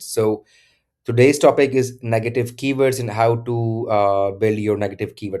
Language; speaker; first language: English; non-native, local second language; Urdu